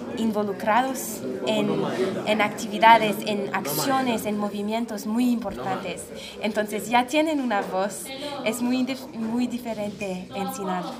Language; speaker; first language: Spanish; non-native, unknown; English